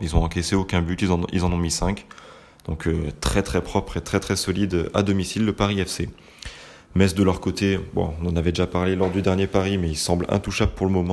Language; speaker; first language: French; native; French